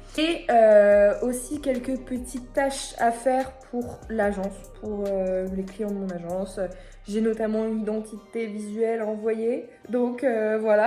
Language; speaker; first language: French; native; French